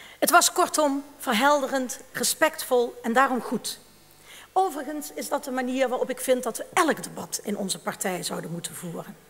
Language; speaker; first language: Dutch; native; Dutch